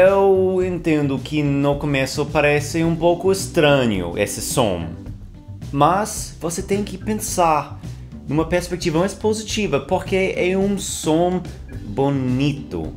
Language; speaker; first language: Portuguese; non-native, fluent; English